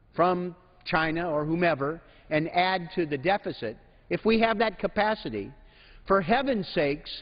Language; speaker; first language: English; native; English